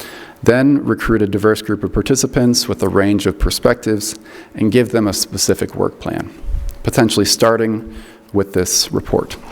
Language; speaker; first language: English; native; English